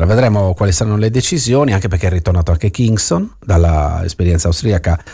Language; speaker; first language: Italian; native; Italian